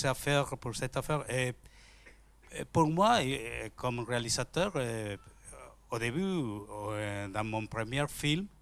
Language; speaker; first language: French; non-native, learner; Spanish